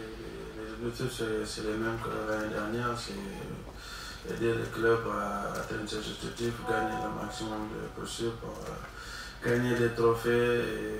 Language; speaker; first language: French; non-native, local second language; Wolof